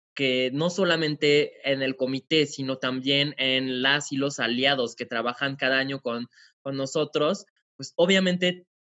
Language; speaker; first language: Spanish; non-native, fluent; French